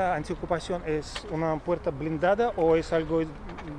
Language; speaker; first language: Spanish; non-native, fluent; Russian